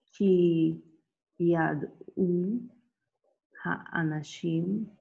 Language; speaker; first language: Hebrew; non-native, learner; English